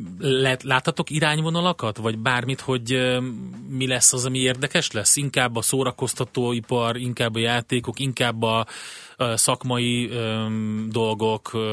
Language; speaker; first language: Hungarian; native; Hungarian